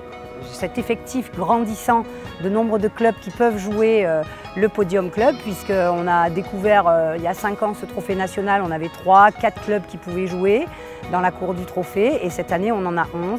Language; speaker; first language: French; native; French